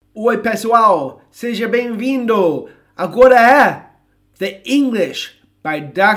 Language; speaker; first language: Portuguese; non-native, fluent; English